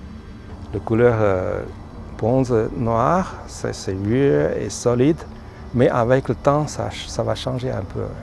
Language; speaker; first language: French; non-native, learner; Chinese